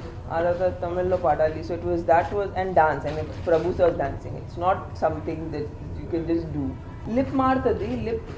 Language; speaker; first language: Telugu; non-native, fluent; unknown